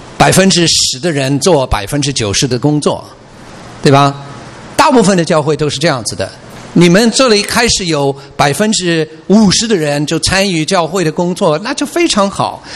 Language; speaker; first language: Chinese; non-native, fluent; English